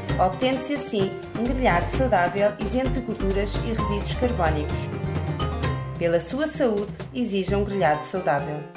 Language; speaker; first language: Portuguese; native; Portuguese